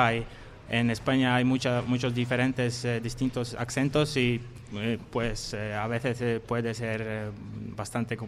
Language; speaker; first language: Spanish; non-native, learner; Polish